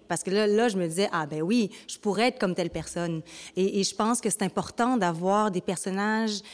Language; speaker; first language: French; early bilingual, other home language; Vietnamese